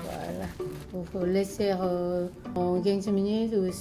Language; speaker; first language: French; non-native, learner; Korean